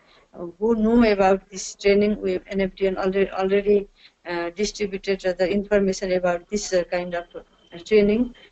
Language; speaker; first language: English; non-native, learner; Nepali